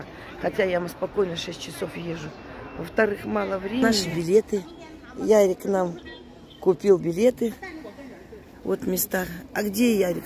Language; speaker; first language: Russian; native; Russian